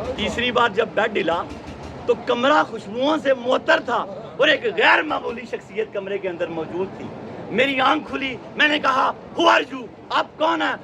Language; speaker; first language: Urdu; non-native, local second language; Punjabi